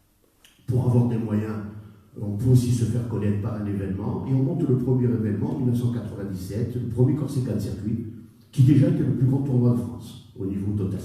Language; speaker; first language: French; native; French